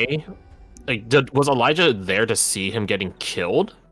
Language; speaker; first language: English; native; English